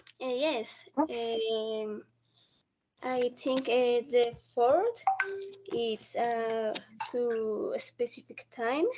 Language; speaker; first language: English; non-native, learner; Spanish